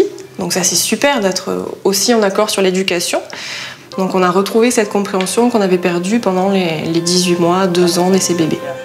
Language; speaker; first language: French; native; French